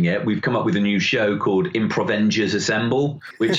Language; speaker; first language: English; native; English